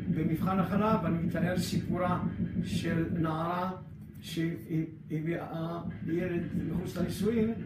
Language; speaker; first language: Hebrew; early bilingual, other home language; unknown